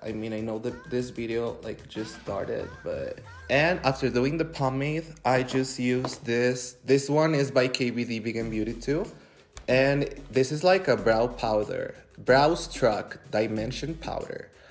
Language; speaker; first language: English; non-native, fluent; Spanish